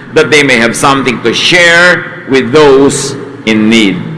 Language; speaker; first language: English; non-native, local second language; Filipino